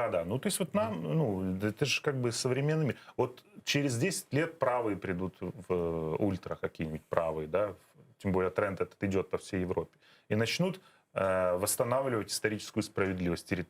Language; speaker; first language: Russian; native; Russian